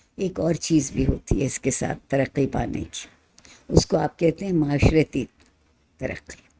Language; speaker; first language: Urdu; native; Urdu